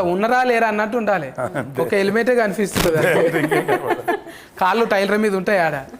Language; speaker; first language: Telugu; native; Telugu